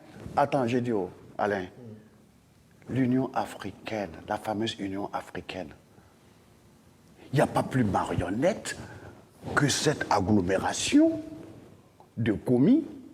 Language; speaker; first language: French; non-native, local second language; Dyula